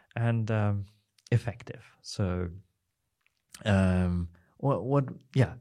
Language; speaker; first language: English; non-native, fluent; German